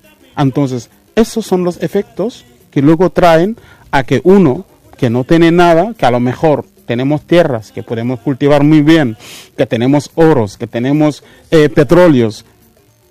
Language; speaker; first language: Spanish; non-native, fluent; Mandingo